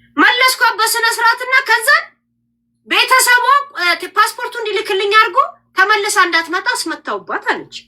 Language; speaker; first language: Amharic; native; Amharic